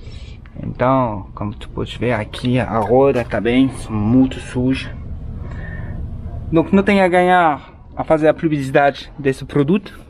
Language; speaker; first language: Portuguese; non-native, fluent; French